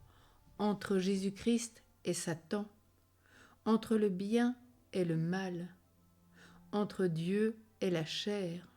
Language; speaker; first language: French; native; French